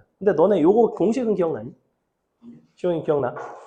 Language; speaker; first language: Korean; native; Korean